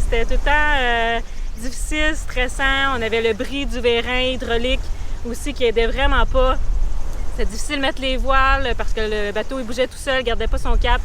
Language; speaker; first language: French; native; French